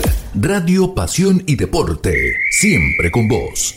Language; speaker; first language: Spanish; native; Spanish